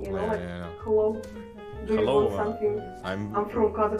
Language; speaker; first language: English; non-native, fluent; Russian